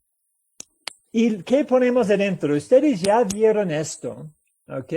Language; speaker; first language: Spanish; non-native, fluent; English